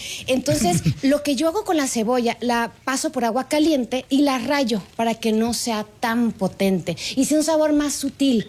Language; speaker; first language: Spanish; native; Spanish